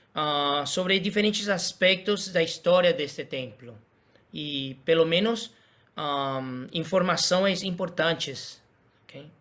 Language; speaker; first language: Portuguese; non-native, fluent; Spanish